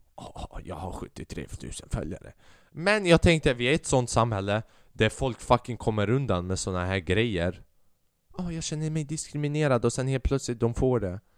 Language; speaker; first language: Swedish; early bilingual, other home language; Albanian